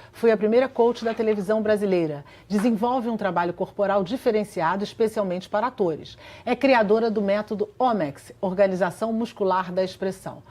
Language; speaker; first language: Portuguese; native; Portuguese